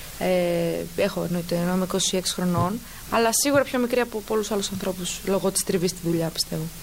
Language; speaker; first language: Greek; early bilingual, heritage; Greek